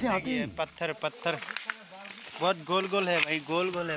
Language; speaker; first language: Hindi; non-native, local second language; Assamese